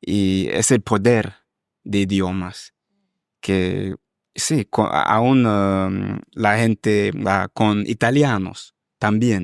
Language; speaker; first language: Spanish; non-native, fluent; English